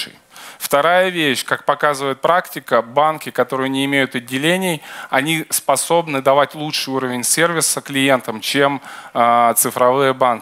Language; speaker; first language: Russian; native; Russian